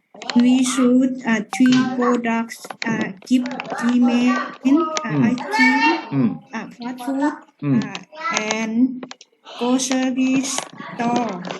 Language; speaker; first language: English; non-native, learner; Lao